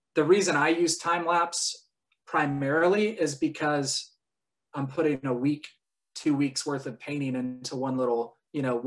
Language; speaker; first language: English; native; English